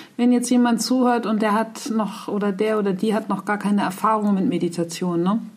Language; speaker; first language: German; native; German